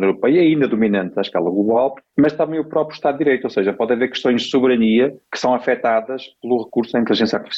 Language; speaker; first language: Portuguese; native; Portuguese